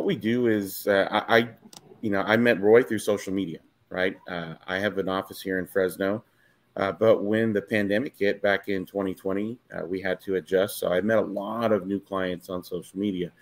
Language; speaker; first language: English; native; English